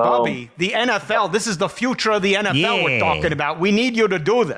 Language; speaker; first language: English; native; English